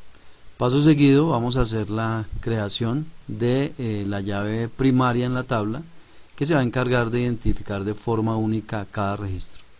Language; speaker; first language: Spanish; native; Spanish